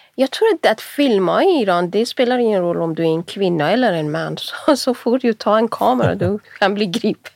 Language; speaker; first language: Swedish; non-native, fluent; Persian